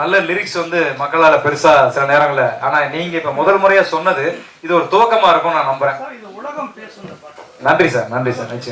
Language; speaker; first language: Tamil; native; Tamil